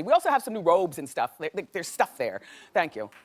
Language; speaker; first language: English; native; English